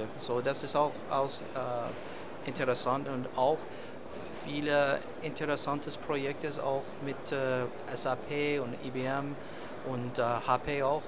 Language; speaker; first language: German; non-native, learner; English